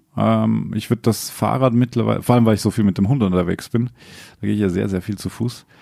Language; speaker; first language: German; native; German